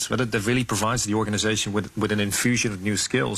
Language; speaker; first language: English; non-native, fluent; Dutch